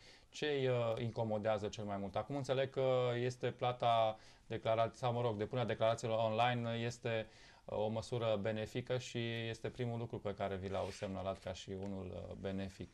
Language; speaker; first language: Romanian; native; Romanian